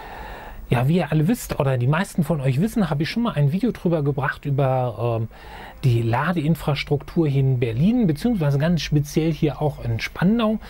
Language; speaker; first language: German; native; German